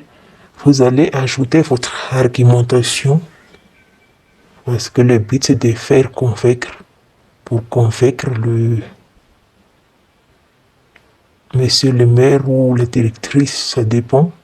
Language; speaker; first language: French; non-native, fluent; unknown